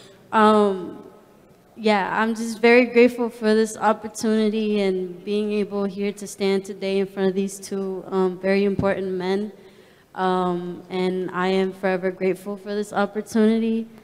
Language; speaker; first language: English; early bilingual, other home language; Spanish